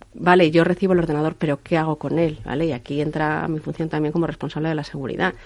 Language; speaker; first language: Spanish; native; Spanish